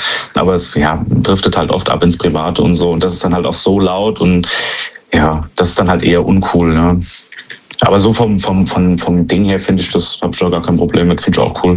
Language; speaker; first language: German; native; German